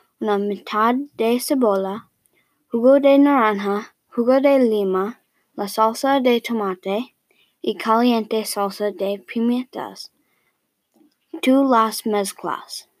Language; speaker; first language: Spanish; non-native, learner; English